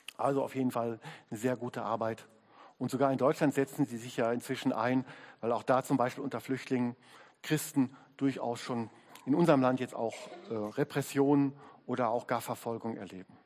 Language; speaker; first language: German; native; German